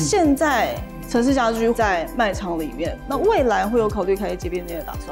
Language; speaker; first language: Chinese; native; Chinese